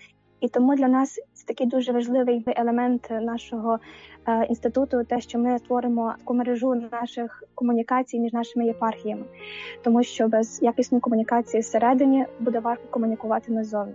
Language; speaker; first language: Ukrainian; native; Ukrainian